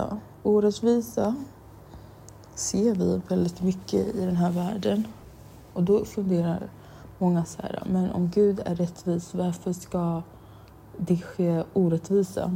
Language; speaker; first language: Swedish; non-native, local second language; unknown